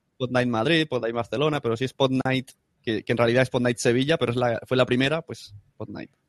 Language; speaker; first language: Spanish; native; Spanish